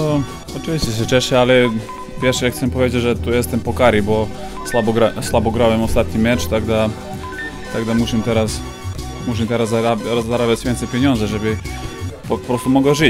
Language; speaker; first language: Polish; non-native, learner; Serbian